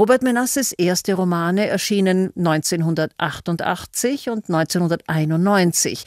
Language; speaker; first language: German; native; German